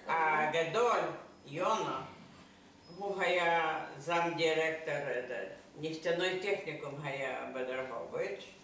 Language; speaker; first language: Hebrew; non-native, fluent; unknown